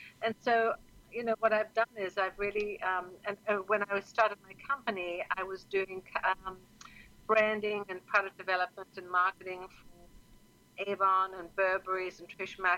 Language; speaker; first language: English; native; English